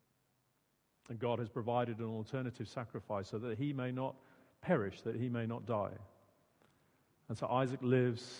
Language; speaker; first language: English; native; English